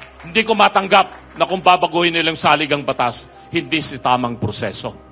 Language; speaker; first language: Filipino; non-native, local second language; Iloko